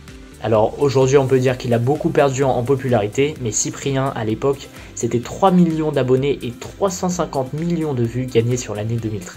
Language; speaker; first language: French; native; French